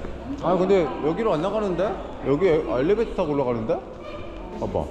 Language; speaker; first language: Korean; native; Korean